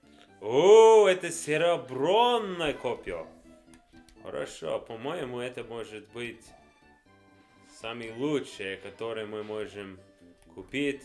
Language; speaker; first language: Russian; non-native, learner; English